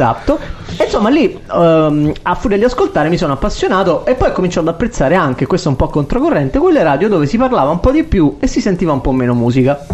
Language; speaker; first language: Italian; native; Italian